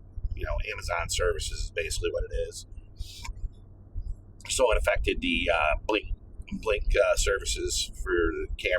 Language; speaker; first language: English; native; English